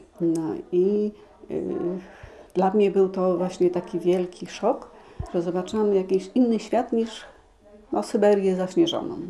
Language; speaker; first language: Polish; early bilingual, heritage; Polish